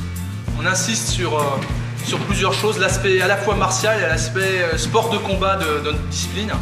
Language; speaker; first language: French; native; French